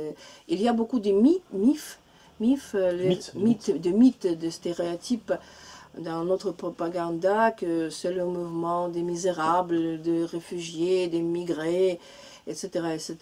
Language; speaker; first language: French; non-native, learner; Russian